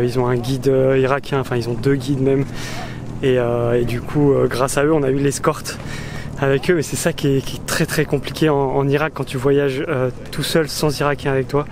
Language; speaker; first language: French; native; French